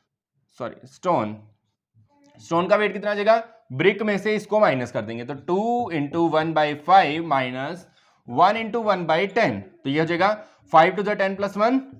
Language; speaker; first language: Hindi; native; Hindi